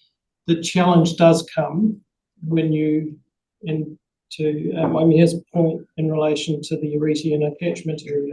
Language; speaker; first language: English; native; English